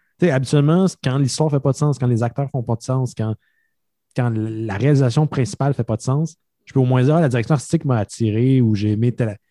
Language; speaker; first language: French; native; French